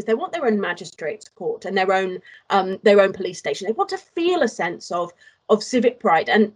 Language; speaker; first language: English; native; English